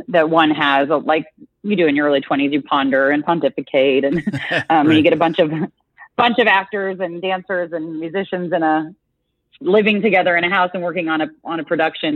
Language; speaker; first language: English; native; English